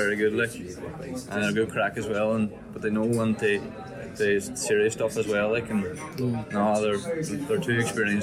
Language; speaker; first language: English; native; English